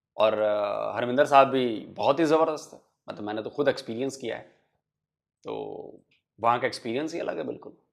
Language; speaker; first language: Hindi; native; Hindi